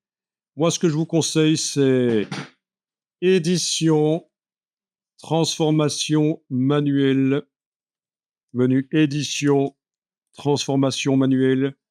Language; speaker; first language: French; native; French